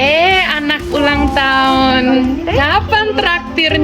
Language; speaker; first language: Indonesian; non-native, fluent; German